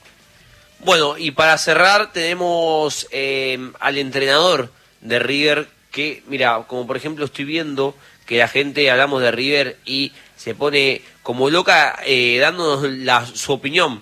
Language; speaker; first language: Spanish; native; Spanish